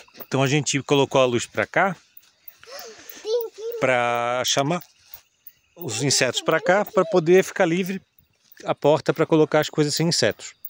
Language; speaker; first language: Portuguese; native; Portuguese